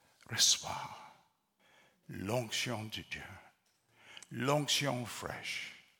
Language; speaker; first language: French; non-native, learner; English